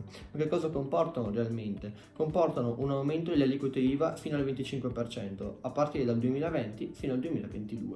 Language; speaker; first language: Italian; native; Italian